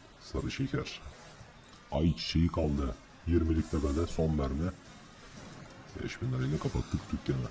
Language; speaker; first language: Turkish; native; Turkish